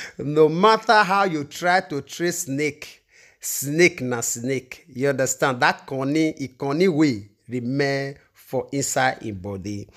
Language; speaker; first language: Nigerian Pidgin; non-native, local second language; Igbo